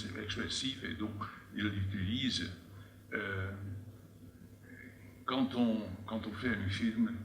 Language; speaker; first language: French; non-native, fluent; Dutch